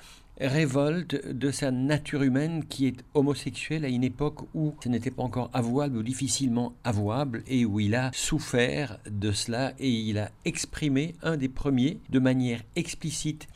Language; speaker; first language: French; native; French